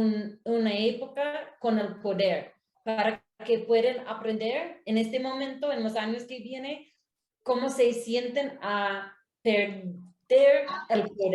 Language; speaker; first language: Spanish; non-native, learner; English